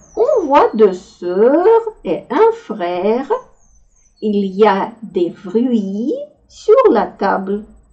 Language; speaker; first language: French; non-native, fluent; Russian